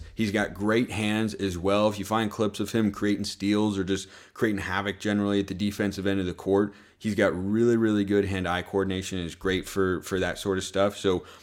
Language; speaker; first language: English; native; English